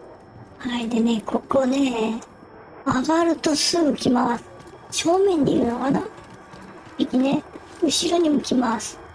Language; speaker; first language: Japanese; native; Japanese